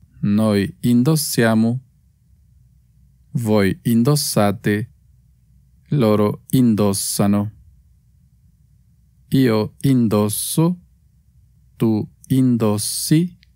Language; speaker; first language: Italian; non-native, fluent; Spanish